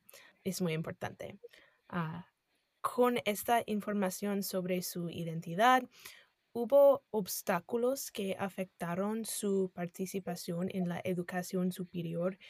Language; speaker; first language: Spanish; non-native, fluent; English